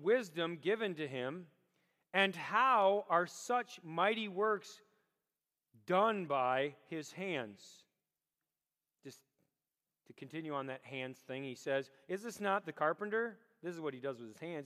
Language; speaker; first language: English; native; English